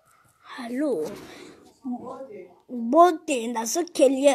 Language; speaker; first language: Dutch; non-native, learner; French